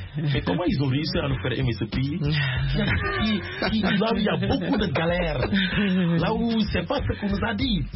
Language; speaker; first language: French; non-native, local second language; Wolof